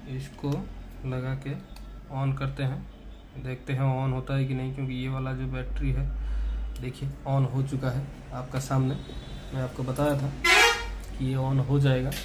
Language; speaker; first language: Hindi; non-native, local second language; Odia